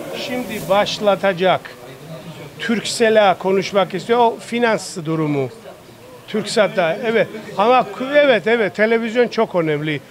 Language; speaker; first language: Turkish; non-native, learner; Georgian